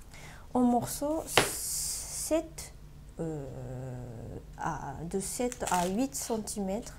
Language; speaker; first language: French; non-native, learner; Japanese